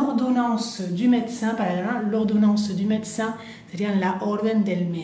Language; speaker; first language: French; non-native, fluent; Spanish